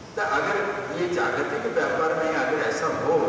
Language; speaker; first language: Hindi; non-native, local second language; Bangla